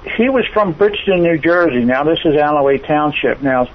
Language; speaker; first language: English; native; English